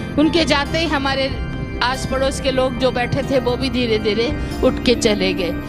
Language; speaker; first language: Hindi; native; Hindi